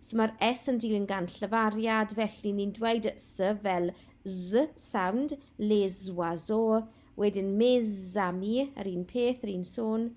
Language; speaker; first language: Welsh; non-native, local second language; English